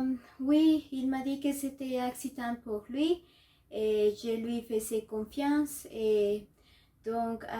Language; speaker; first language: French; non-native, learner; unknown